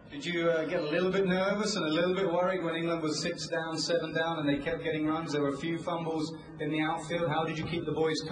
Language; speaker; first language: English; native; English